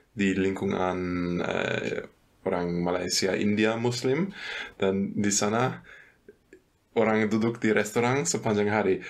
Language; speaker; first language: Indonesian; non-native, fluent; German